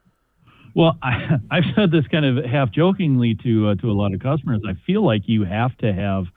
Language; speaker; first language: English; native; English